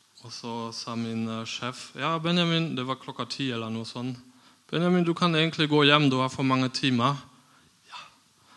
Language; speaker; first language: Norwegian; non-native, fluent; German